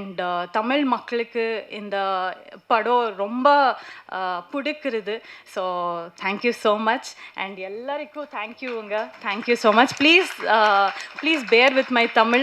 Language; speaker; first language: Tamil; non-native, learner; Kannada